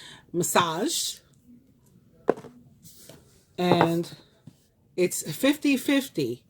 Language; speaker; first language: English; native; English